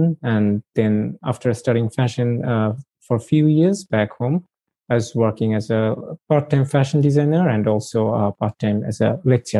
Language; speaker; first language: English; non-native, local second language; Bangla